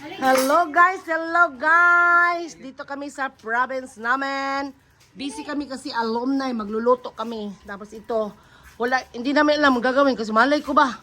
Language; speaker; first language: Filipino; non-native, local second language; Cebuano